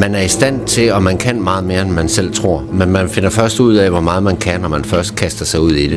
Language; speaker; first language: Danish; native; Danish